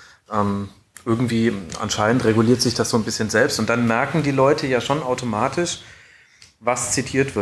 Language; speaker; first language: German; native; German